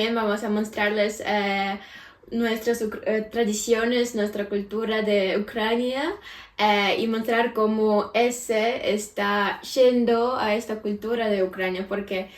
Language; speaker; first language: Spanish; non-native, fluent; Ukrainian